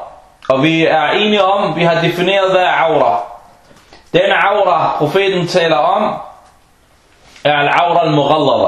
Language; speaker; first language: Danish; non-native, fluent; Arabic